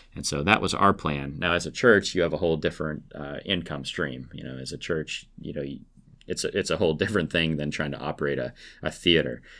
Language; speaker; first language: English; native; English